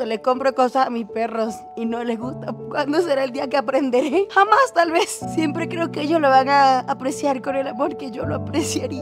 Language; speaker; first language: Spanish; native; Spanish